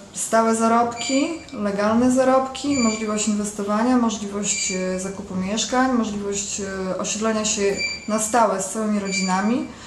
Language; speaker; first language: Polish; native; Polish